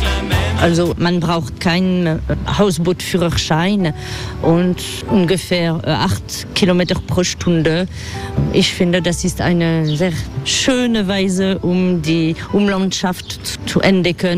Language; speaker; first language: German; non-native, fluent; French